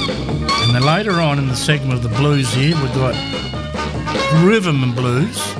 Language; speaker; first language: English; native; English